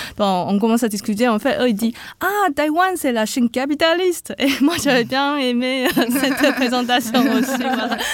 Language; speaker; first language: French; non-native, fluent; Chinese